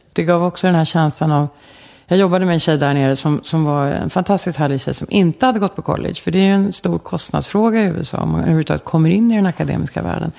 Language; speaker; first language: Swedish; native; Swedish